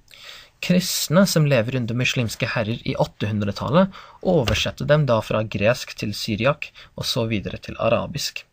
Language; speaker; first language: Norwegian; non-native, fluent; English